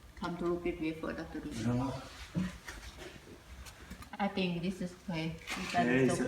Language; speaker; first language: English; non-native, learner; Thai